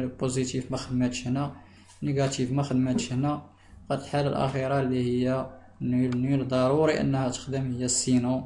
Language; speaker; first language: Arabic; native; Arabic